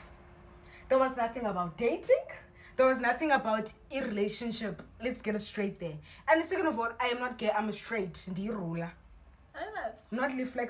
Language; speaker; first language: English; non-native, local second language; Xhosa